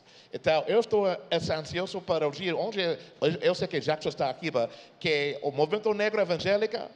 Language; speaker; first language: Portuguese; non-native, fluent; English